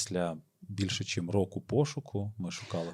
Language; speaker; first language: Ukrainian; native; Ukrainian